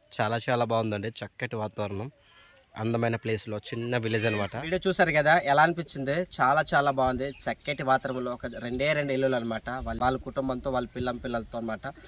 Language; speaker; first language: Telugu; non-native, local second language; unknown